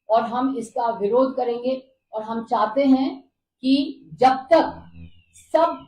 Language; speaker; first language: Hindi; non-native, local second language; Bangla